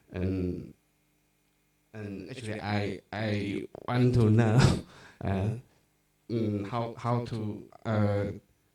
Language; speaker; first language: English; non-native, learner; Chinese